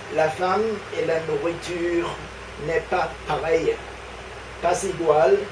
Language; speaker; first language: Spanish; non-native, fluent; Danish